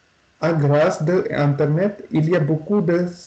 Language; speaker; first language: French; non-native, learner; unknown